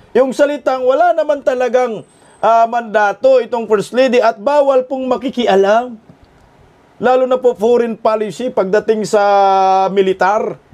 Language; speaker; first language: Filipino; non-native, local second language; Cebuano